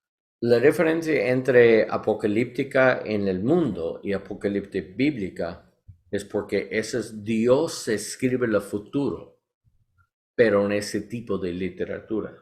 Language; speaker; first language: Spanish; non-native, learner; English